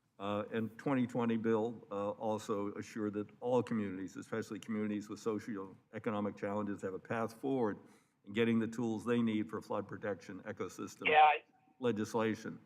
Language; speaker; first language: English; native; English